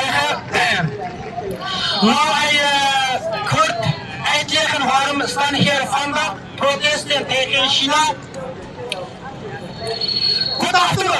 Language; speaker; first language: Dutch; non-native, learner; Uyghur